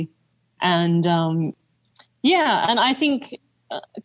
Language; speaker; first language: English; native; English